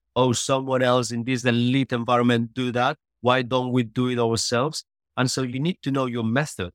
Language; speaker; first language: English; non-native, fluent; Spanish